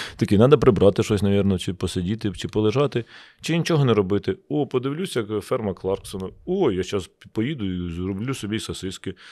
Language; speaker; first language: Ukrainian; native; Ukrainian